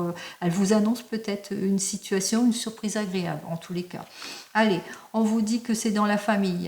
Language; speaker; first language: French; native; French